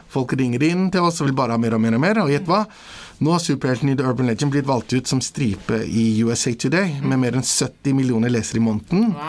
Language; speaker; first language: Norwegian; early bilingual, other home language; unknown